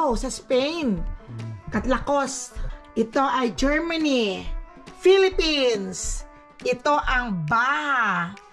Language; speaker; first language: Filipino; native; Filipino